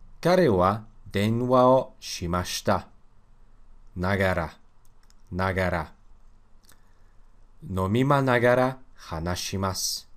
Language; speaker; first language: Japanese; non-native, learner; Russian